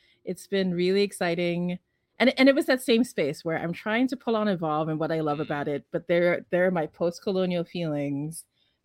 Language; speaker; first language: English; non-native, local second language; Filipino